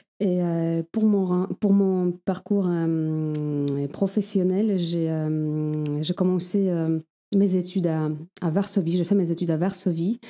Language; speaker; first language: French; non-native, fluent; Polish